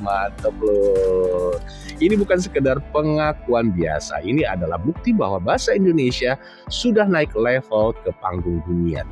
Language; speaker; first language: Indonesian; native; Indonesian